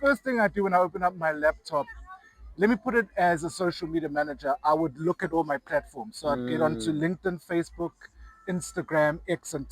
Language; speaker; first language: English; non-native, local second language; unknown